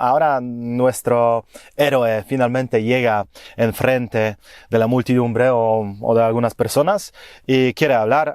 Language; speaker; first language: Spanish; non-native, fluent; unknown